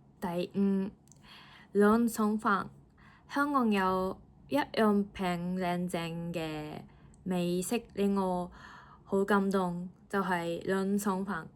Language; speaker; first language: Cantonese; non-native, fluent; Japanese